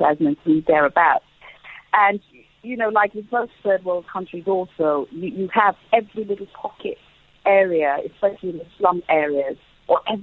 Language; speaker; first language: English; non-native, local second language; Krio